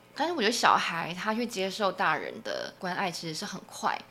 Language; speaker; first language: Chinese; native; Chinese